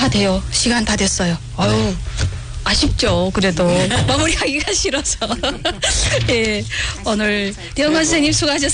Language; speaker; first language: Korean; native; Korean